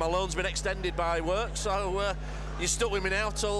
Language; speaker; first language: English; native; English